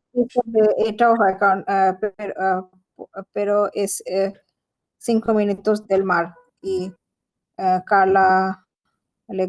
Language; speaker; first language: Spanish; non-native, learner; Bangla